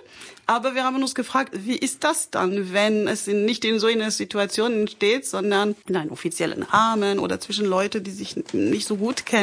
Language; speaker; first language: German; non-native, fluent; French